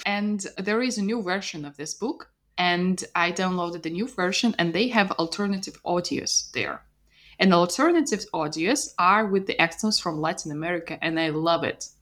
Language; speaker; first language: English; non-native, fluent; Russian